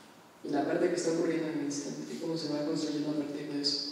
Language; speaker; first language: Spanish; native; Spanish